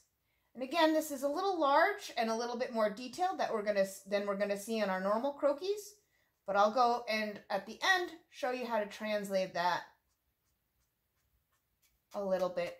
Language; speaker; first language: English; native; English